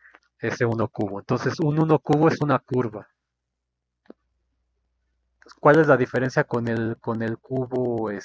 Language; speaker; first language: Spanish; native; Spanish